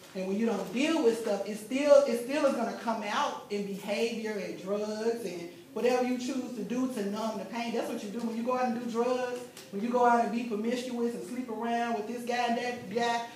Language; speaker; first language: English; native; English